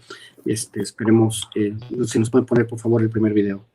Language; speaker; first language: Spanish; native; Spanish